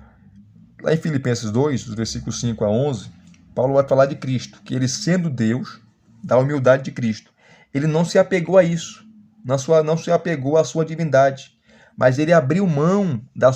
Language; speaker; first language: Portuguese; native; Portuguese